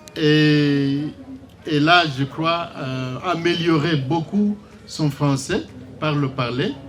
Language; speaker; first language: French; non-native, local second language; Swahili